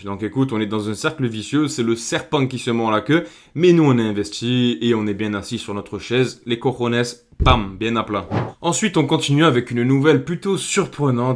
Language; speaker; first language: French; native; French